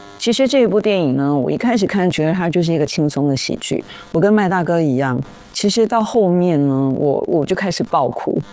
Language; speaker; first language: Chinese; native; Chinese